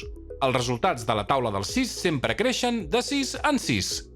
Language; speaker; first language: Catalan; native; Catalan